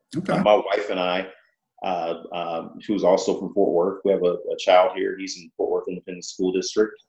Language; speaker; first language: English; native; English